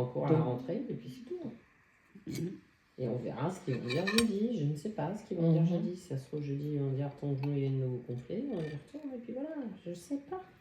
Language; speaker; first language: French; native; French